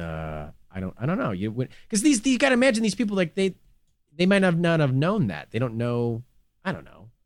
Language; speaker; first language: English; native; English